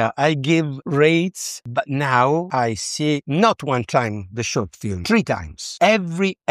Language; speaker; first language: English; non-native, learner; Italian